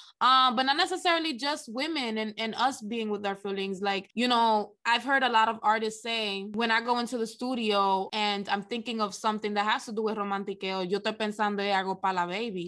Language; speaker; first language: English; early bilingual, other home language; Spanish